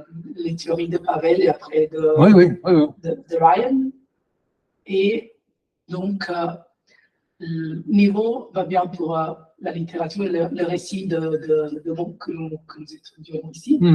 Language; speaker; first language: French; non-native, fluent; Italian